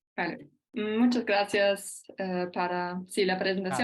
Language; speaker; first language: Spanish; non-native, fluent; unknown